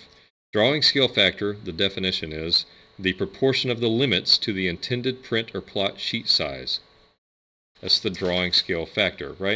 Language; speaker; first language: English; native; English